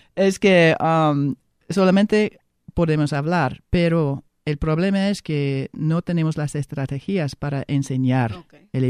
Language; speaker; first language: Spanish; non-native, fluent; English